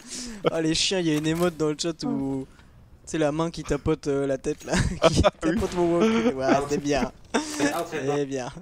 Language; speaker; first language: French; native; French